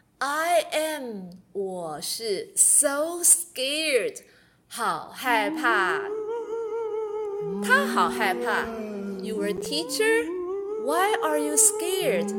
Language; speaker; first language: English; non-native, fluent; Chinese